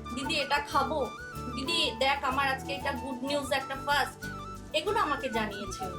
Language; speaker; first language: Bangla; native; Bangla